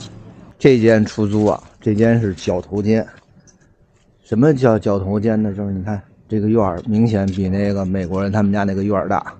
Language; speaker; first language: Chinese; native; Chinese